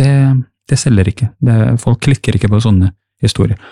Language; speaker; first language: Norwegian; non-native, fluent; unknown